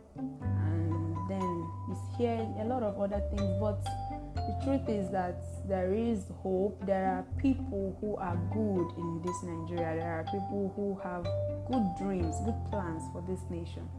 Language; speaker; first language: English; non-native, local second language; Igbo